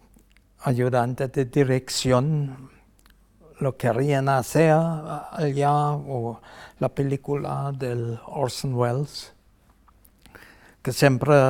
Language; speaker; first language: Spanish; non-native, fluent; German